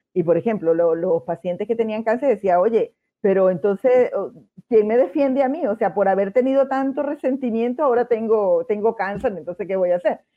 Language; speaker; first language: Spanish; native; Spanish